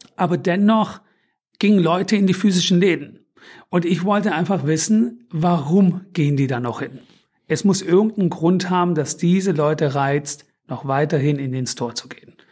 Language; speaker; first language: German; early bilingual, other home language; Turkish